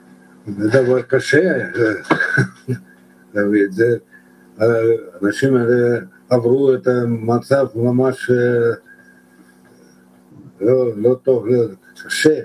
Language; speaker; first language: Hebrew; non-native, learner; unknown